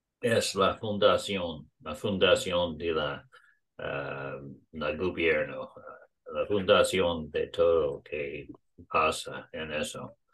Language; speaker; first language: Spanish; non-native, learner; English